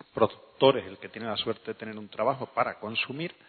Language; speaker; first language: Spanish; native; Spanish